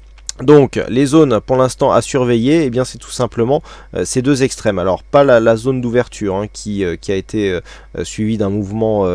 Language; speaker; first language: French; native; French